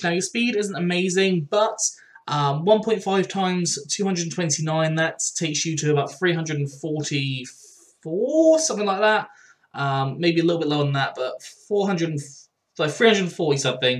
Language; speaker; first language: English; native; English